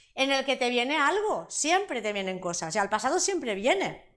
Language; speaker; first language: Spanish; non-native, local second language; Catalan